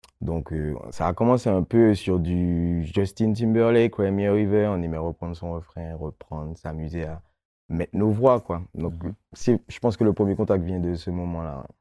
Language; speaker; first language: French; non-native, local second language; Guadeloupean Creole French